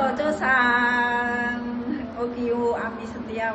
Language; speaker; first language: Cantonese; non-native, fluent; Indonesian